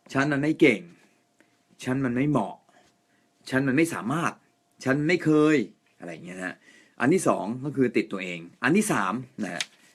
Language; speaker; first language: Thai; non-native, fluent; Japanese